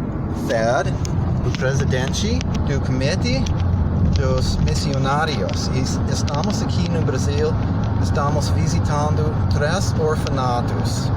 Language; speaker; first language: Portuguese; non-native, fluent; English